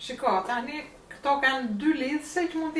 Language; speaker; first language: Albanian; native; Albanian